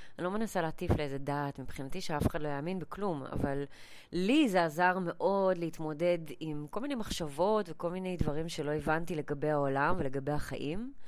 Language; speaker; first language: Hebrew; early bilingual, other home language; English